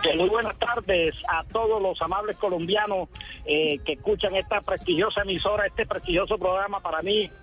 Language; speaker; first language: Spanish; native; Spanish